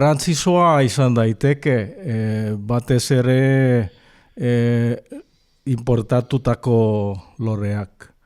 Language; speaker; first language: Basque; non-native, learner; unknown